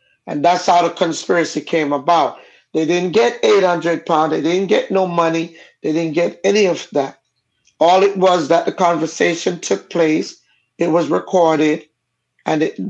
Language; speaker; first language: English; non-native, local second language; Jamaican Creole English